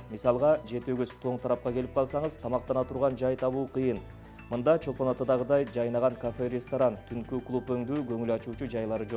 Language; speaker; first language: Kyrgyz; native; Kyrgyz